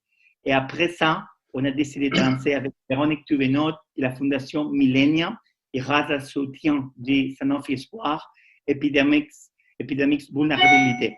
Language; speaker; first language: French; non-native, learner; Spanish